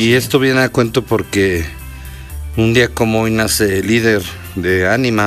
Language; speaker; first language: Spanish; native; Spanish